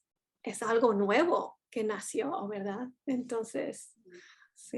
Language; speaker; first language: Spanish; non-native, fluent; English